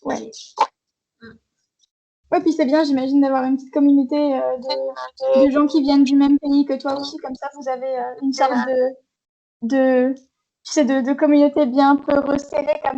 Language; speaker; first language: French; native; French